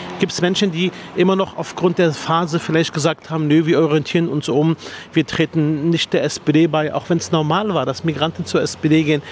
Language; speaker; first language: German; early bilingual, other home language; Arabic